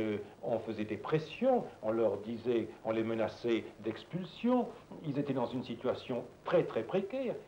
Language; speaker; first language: French; native; French